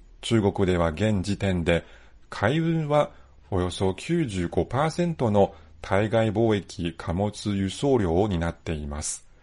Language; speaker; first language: Japanese; non-native, fluent; Chinese